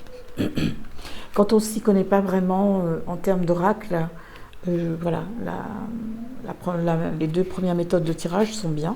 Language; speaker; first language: French; native; French